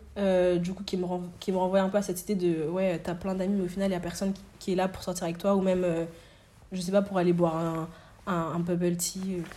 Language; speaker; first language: French; native; French